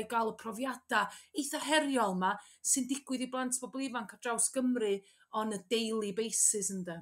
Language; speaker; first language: Welsh; native; Welsh